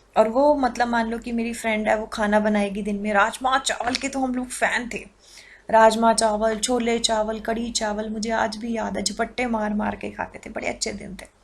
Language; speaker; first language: Hindi; native; Hindi